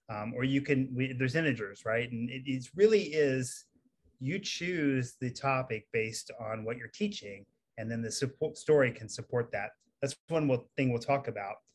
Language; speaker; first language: English; native; English